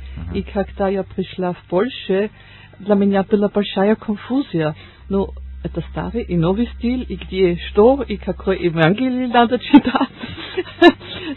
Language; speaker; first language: Russian; non-native, learner; German